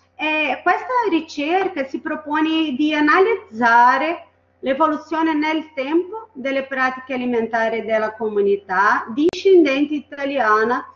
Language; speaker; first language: Italian; non-native, fluent; Portuguese